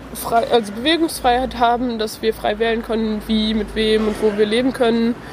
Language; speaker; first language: German; native; German